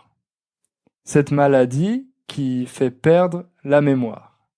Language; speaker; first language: French; native; French